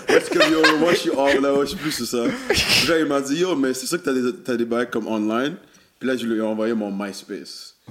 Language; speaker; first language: French; non-native, local second language; English